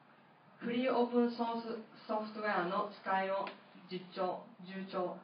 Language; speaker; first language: Japanese; non-native, fluent; English